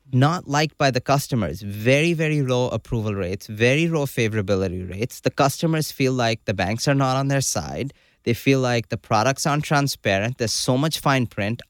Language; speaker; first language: English; non-native, local second language; Urdu